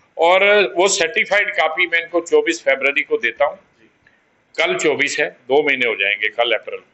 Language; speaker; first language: Hindi; non-native, local second language; Pahari-Potwari